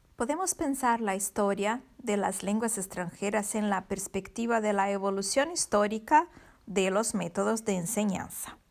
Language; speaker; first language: Spanish; non-native, fluent; Portuguese